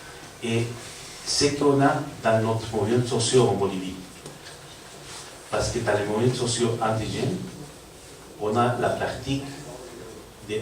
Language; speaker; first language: French; non-native, learner; Spanish